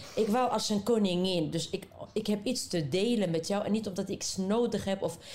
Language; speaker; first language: Dutch; non-native, fluent; Arabic